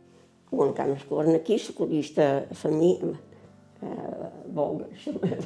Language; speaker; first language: Albanian; non-native, learner; Italian